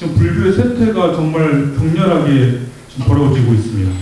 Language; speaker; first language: Korean; native; Korean